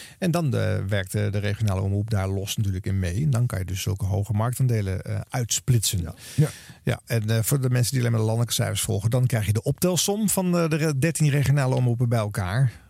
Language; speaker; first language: Dutch; native; Dutch